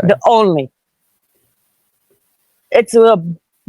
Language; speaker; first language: English; non-native, fluent; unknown